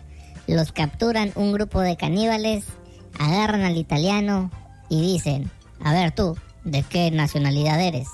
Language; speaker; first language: Spanish; native; Spanish